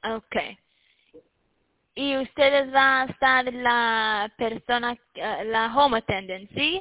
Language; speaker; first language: Spanish; early bilingual, heritage; Spanish